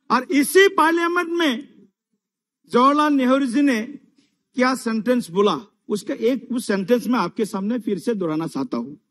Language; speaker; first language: Hindi; non-native, local second language; Assamese